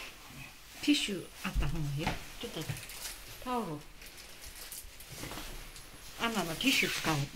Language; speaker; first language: Japanese; non-native, fluent; Chinese